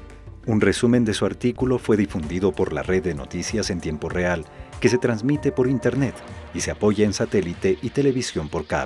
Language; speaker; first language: Spanish; native; Spanish